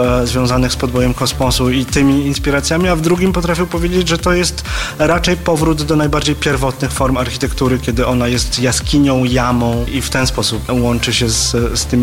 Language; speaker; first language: Polish; native; Polish